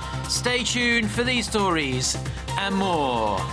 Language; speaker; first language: English; native; English